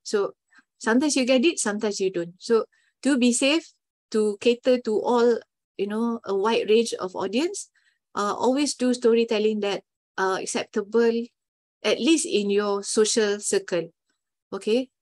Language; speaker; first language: English; non-native, local second language; Malay